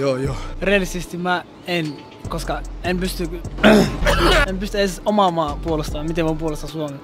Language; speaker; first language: Finnish; early bilingual, other home language; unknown